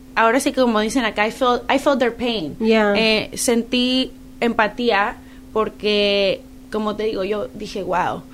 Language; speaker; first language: Spanish; native; Spanish